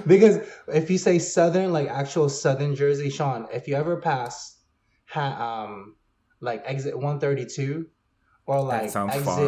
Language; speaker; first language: English; native; English